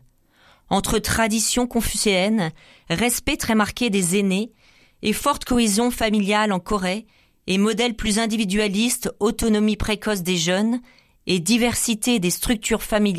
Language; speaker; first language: French; native; French